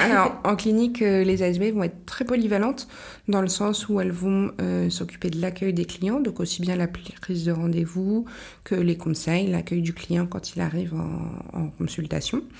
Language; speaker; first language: French; native; French